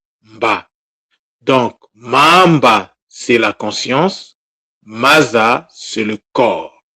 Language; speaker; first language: French; non-native, local second language; Kongo